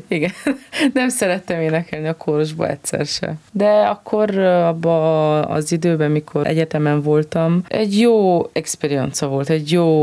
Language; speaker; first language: Hungarian; non-native, local second language; Romanian